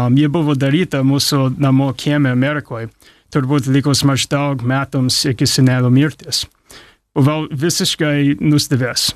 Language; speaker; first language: Lithuanian; early bilingual, heritage; English